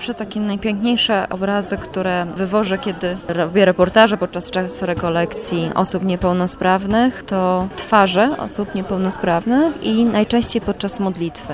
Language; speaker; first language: Polish; native; Polish